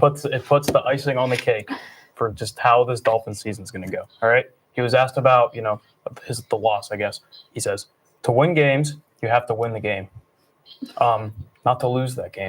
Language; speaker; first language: English; native; English